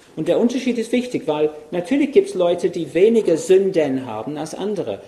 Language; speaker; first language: German; non-native, fluent; English